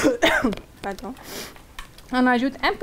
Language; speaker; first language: French; non-native, learner; Hindi